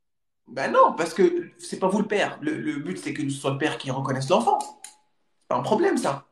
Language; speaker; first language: French; native; French